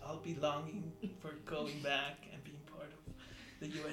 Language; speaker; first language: English; early bilingual, other home language; Spanish